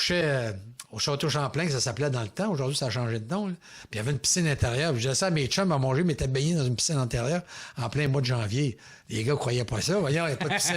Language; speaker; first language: French; native; French